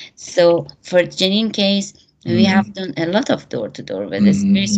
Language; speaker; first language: English; non-native, fluent; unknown